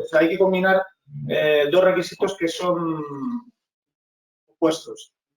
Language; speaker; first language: Spanish; native; Spanish